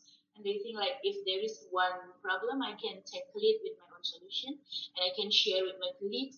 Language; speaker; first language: English; non-native, fluent; Malay